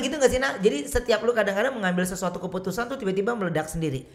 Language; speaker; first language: Indonesian; native; Indonesian